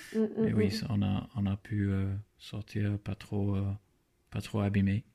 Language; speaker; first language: French; non-native, fluent; English